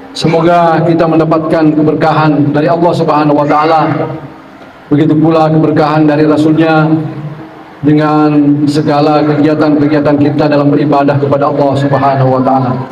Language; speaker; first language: Malay; non-native, local second language; Buginese